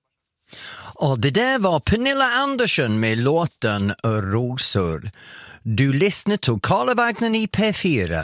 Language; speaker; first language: Swedish; non-native, fluent; English